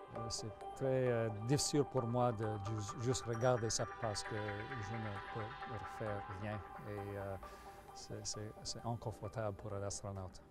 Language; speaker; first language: French; non-native, local second language; English